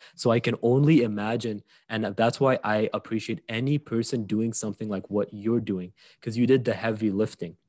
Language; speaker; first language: English; early bilingual, other home language; Arabic